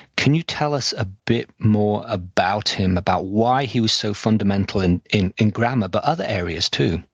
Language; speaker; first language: English; native; English